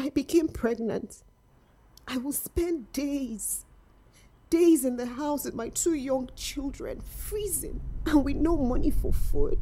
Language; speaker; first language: English; non-native, local second language; Yoruba